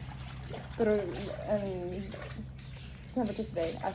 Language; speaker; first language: Spanish; non-native, learner; English